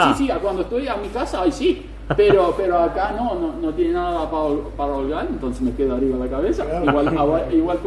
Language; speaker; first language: Spanish; non-native, local second language; Plautdietsch